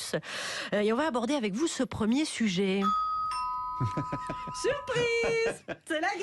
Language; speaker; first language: French; native; French